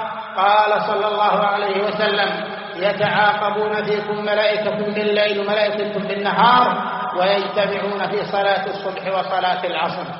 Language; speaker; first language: Arabic; native; Arabic